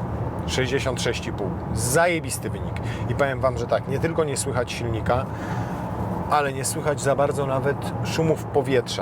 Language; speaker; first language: Polish; native; Polish